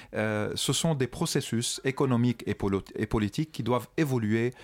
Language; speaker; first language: French; non-native, local second language; Arabic